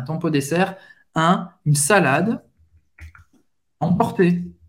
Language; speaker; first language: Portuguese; non-native, fluent; French